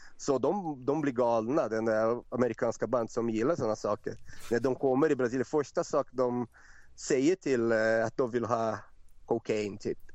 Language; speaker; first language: Swedish; non-native, fluent; Portuguese